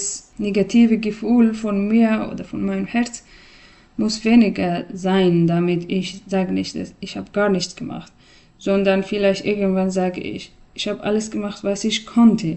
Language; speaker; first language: German; non-native, learner; Persian